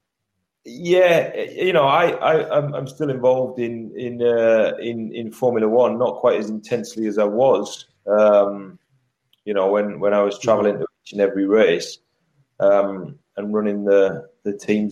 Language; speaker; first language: English; native; English